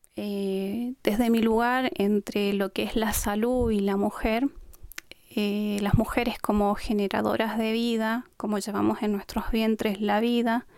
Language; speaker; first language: Spanish; non-native, local second language; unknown